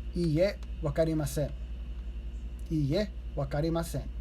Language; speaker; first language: Japanese; non-native, learner; English